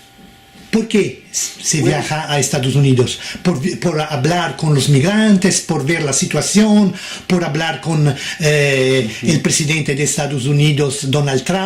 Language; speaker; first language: Spanish; non-native, fluent; Italian